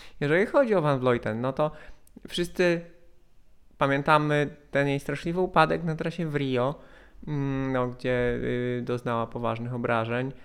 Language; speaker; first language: Polish; native; Polish